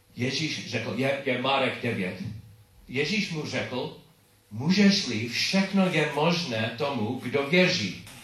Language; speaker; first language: Czech; non-native, learner; English